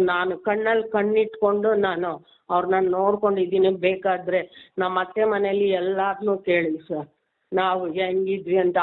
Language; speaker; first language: Kannada; native; Kannada